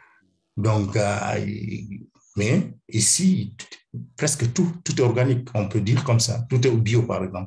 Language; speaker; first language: French; non-native, fluent; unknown